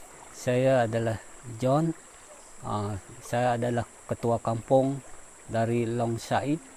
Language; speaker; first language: Indonesian; non-native, local second language; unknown